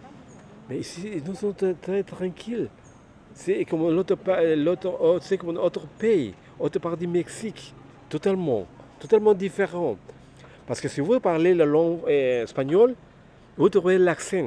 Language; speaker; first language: French; non-native, learner; Spanish